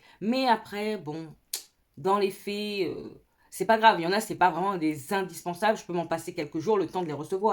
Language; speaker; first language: French; native; French